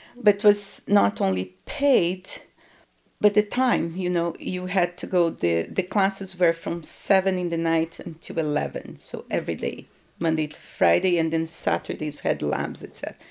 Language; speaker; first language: English; non-native, fluent; Portuguese